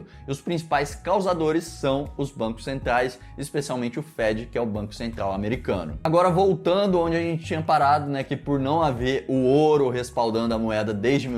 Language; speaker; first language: Portuguese; native; Portuguese